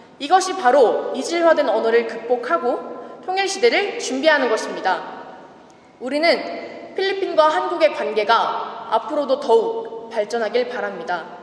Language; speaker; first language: Korean; non-native, fluent; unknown